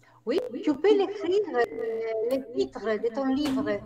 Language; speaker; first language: French; non-native, fluent; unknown